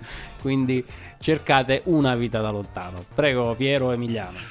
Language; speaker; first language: Italian; native; Italian